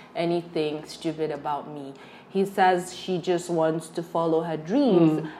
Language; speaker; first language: English; non-native, local second language; Hausa